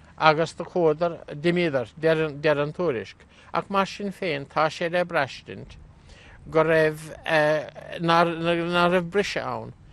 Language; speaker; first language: Irish; native; Irish